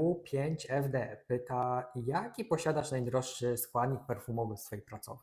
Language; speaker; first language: Polish; native; Polish